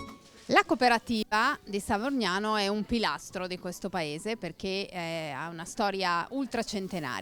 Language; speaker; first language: Italian; native; Italian